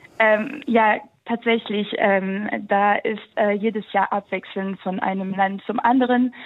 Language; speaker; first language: German; non-native, fluent; French